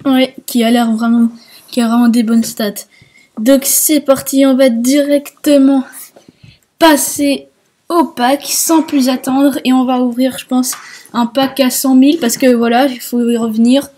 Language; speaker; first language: French; native; French